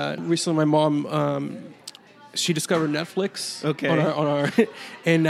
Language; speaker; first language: English; native; English